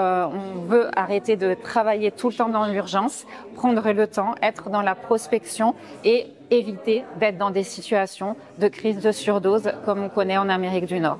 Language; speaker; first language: French; native; French